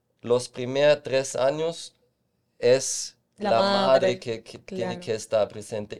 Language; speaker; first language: Spanish; non-native, fluent; German